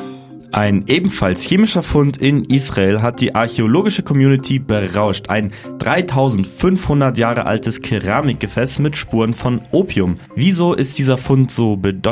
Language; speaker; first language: German; native; German